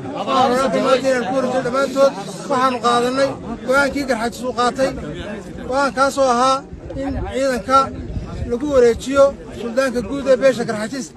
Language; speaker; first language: Somali; native; Somali